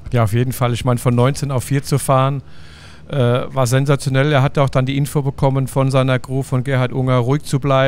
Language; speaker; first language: German; native; German